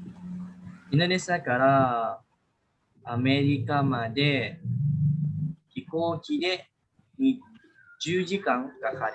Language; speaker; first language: Japanese; non-native, fluent; Indonesian